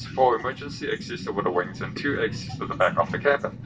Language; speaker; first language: English; non-native, local second language; Cantonese